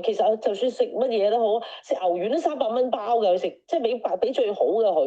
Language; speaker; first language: Cantonese; native; Cantonese